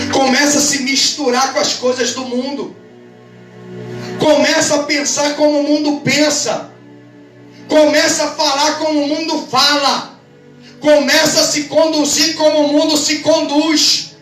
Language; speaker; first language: Portuguese; native; Portuguese